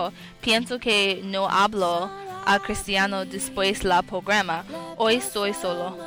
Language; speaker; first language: Spanish; non-native, learner; English